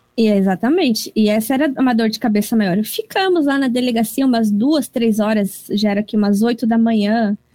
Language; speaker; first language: Portuguese; early bilingual, heritage; Portuguese